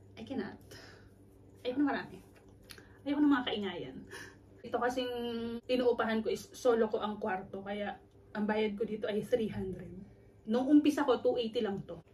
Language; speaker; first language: Filipino; native; Filipino